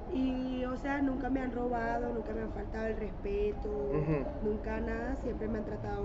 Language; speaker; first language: Spanish; native; Spanish